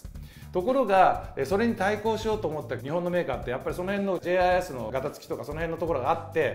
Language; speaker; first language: Japanese; native; Japanese